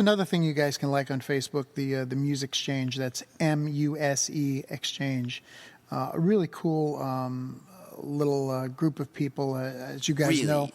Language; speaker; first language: English; native; English